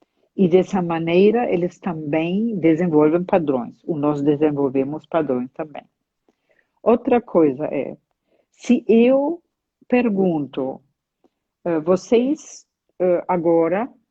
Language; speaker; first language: Portuguese; non-native, fluent; German